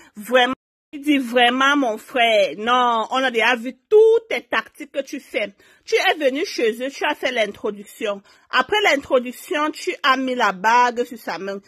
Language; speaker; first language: French; non-native, local second language; Haitian Creole